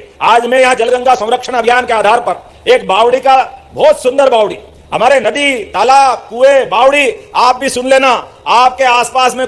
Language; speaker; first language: Hindi; native; Hindi